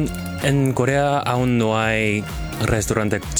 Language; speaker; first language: Spanish; non-native, learner; Korean